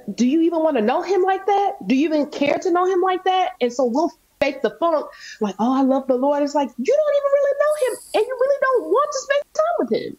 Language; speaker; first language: English; native; English